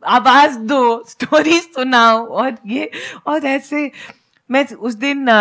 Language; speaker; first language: Hindi; native; Hindi